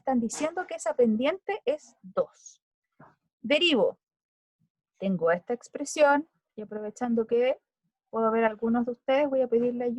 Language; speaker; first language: Spanish; native; Spanish